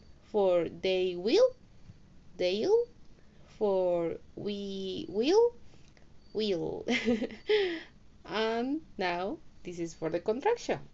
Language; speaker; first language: English; non-native, learner; Spanish